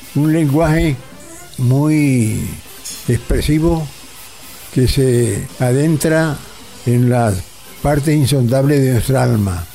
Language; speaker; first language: Spanish; native; Spanish